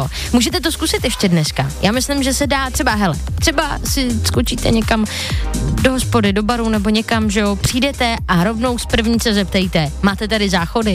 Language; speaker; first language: Czech; native; Czech